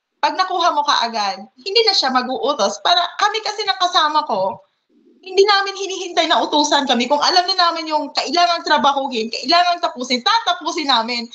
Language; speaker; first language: Filipino; non-native, local second language; Hiligaynon